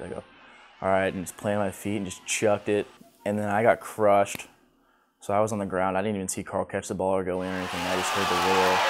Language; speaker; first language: English; native; English